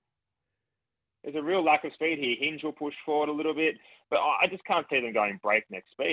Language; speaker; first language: English; native; English